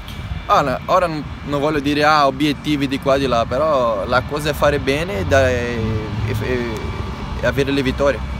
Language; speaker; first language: Italian; non-native, fluent; Portuguese